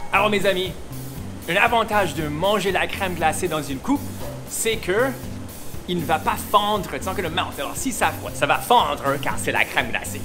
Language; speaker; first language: French; non-native, learner; English